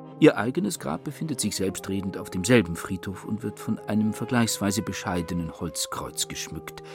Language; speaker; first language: German; native; German